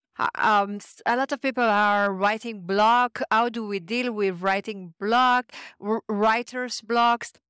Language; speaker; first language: English; non-native, fluent; French